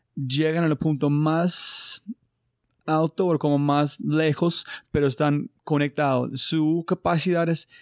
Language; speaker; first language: Spanish; non-native, learner; English